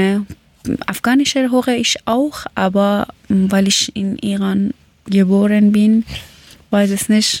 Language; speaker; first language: German; non-native, fluent; Persian